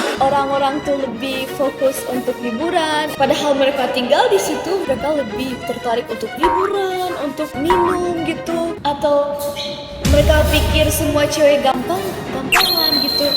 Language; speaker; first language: Indonesian; non-native, fluent; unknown